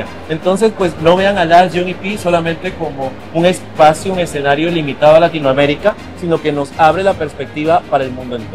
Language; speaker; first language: Spanish; native; Spanish